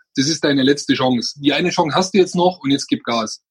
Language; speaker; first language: German; native; German